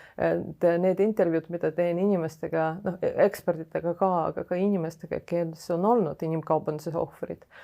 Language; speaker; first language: Estonian; non-native, local second language; Russian